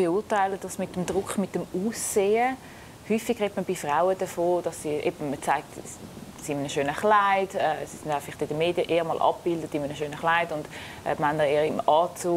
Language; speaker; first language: German; native; German